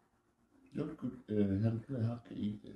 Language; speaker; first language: Finnish; non-native, learner; Thai